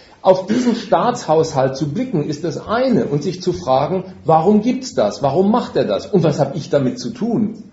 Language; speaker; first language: German; native; German